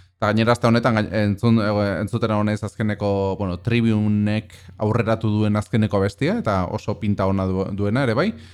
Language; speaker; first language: Basque; native; Basque